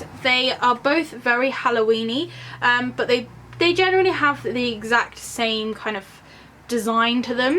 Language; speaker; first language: English; native; English